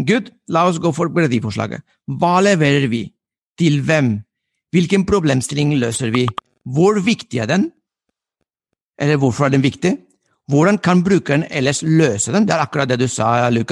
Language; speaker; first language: Norwegian; non-native, fluent; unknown